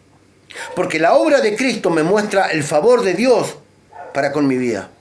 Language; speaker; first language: Spanish; native; Spanish